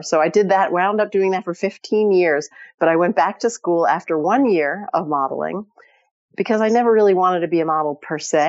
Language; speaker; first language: English; native; English